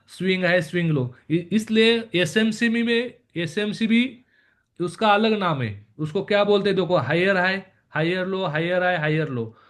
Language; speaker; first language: Hindi; non-native, local second language; Marathi